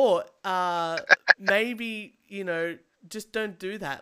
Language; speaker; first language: English; native; English